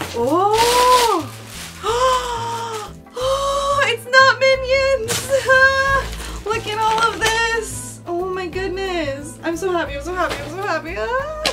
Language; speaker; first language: English; native; English